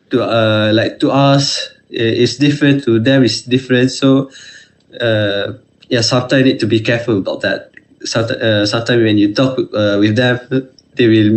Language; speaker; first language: English; non-native, fluent; Malay